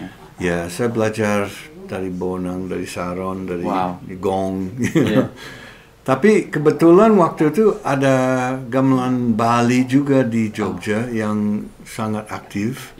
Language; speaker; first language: Indonesian; non-native, fluent; English